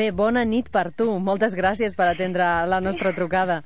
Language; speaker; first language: Catalan; native; Catalan